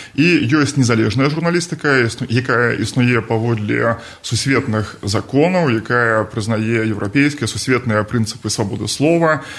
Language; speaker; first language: Belarusian; non-native, local second language; Russian